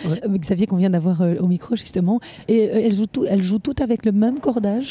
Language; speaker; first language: French; native; French